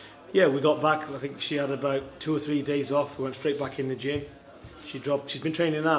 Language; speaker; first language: English; native; English